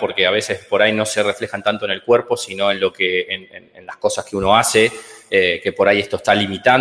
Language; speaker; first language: Spanish; native; Spanish